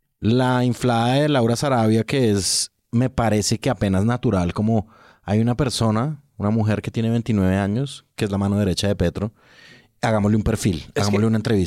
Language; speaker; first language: Spanish; native; Spanish